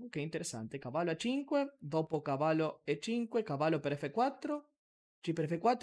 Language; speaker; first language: Italian; non-native, learner; Spanish